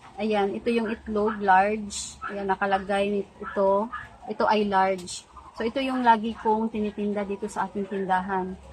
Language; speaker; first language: Filipino; non-native, local second language; Cebuano